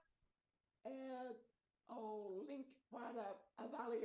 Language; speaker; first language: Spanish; non-native, learner; Portuguese